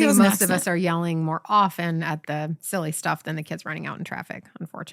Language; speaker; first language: English; native; English